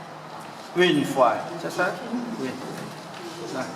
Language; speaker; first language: French; non-native, learner; Vietnamese